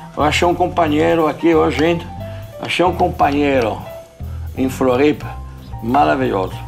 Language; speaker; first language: Portuguese; non-native, fluent; French